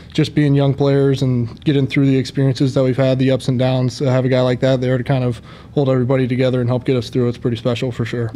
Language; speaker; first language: English; native; English